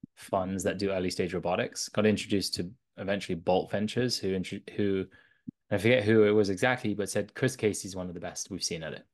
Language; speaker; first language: English; native; English